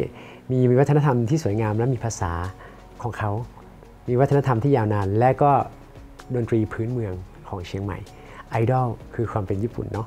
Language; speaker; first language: Thai; native; Thai